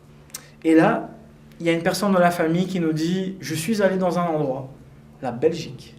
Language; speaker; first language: French; early bilingual, other home language; Portuguese